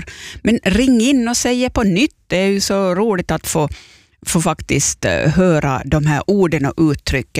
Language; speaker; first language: Swedish; native; Swedish